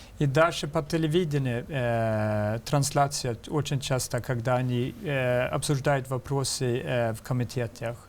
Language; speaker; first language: Russian; non-native, fluent; Swedish